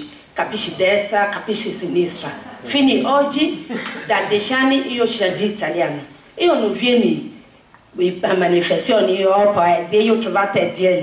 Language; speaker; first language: Italian; non-native, learner; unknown